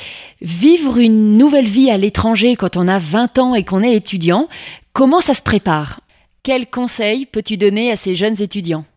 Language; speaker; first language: French; native; French